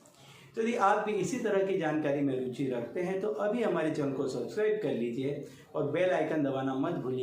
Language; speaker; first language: Hindi; native; Hindi